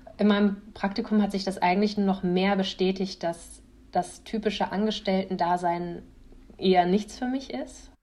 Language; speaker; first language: German; native; German